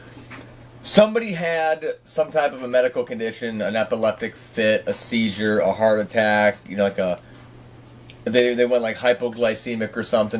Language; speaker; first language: English; native; English